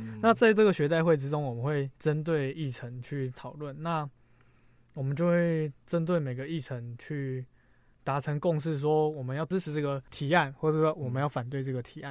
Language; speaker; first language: Chinese; native; Chinese